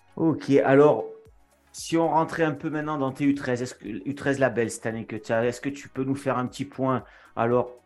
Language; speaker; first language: French; native; French